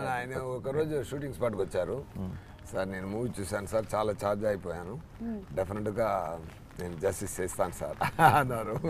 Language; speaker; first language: Telugu; non-native, learner; Tamil